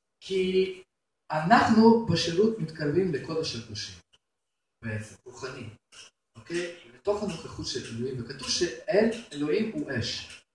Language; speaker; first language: Hebrew; non-native, fluent; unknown